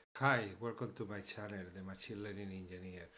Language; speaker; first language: English; non-native, fluent; Spanish